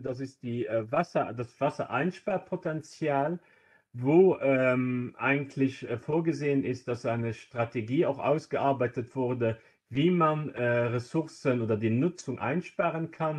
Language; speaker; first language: German; non-native, local second language; Luxembourgish